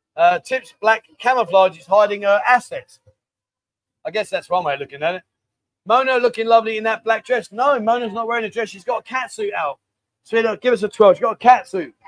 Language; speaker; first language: English; native; English